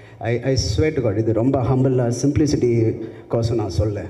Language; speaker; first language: Tamil; non-native, local second language; Telugu